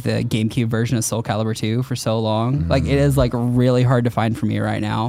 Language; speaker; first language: English; native; English